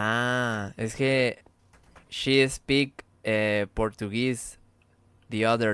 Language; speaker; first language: English; non-native, learner; Spanish